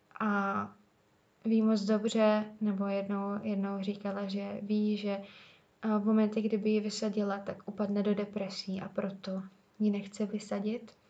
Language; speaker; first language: Czech; native; Czech